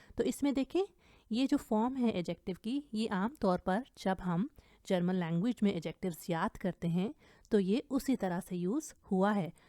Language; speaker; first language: Urdu; native; Urdu